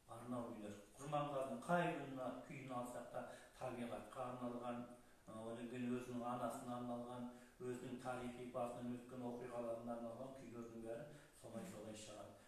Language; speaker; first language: Kazakh; native; Kazakh